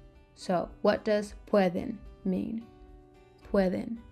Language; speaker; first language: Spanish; non-native, learner; English